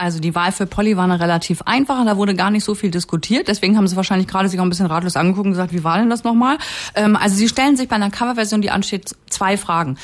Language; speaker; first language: German; native; German